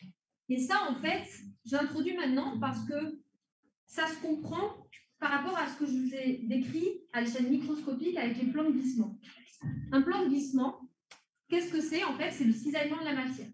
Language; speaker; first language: French; native; French